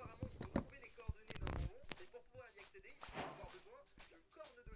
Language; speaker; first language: French; native; French